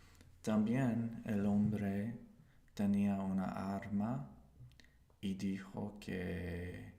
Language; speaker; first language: Spanish; non-native, learner; English